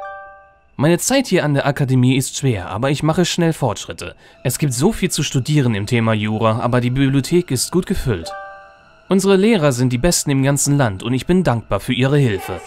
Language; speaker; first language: German; native; German